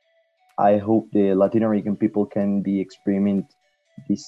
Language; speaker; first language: English; non-native, learner; Spanish